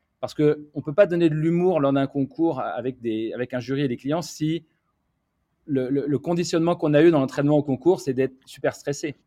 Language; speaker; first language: French; native; French